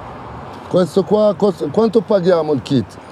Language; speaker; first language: Italian; non-native, fluent; Arabic